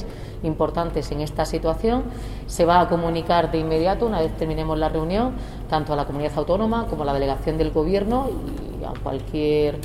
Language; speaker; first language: Spanish; native; Spanish